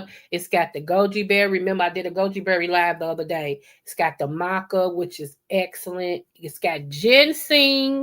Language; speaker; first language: English; native; English